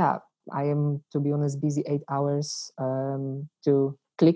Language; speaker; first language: English; non-native, fluent; Polish